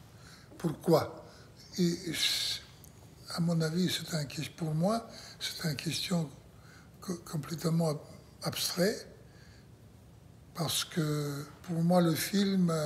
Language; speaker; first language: French; non-native, learner; Russian